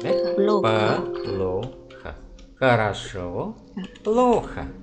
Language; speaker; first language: Russian; non-native, fluent; Vietnamese